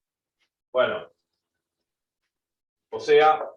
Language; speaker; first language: Spanish; native; Spanish